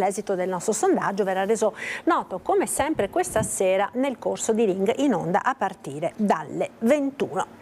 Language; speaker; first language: Italian; native; Italian